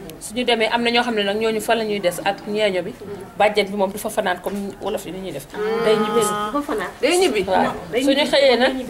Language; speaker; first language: Wolof; non-native, local second language; Fula